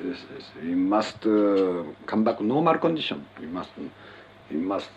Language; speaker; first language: English; non-native, learner; Japanese